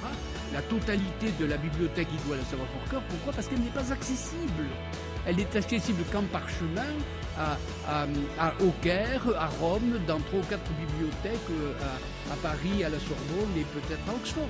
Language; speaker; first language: French; native; French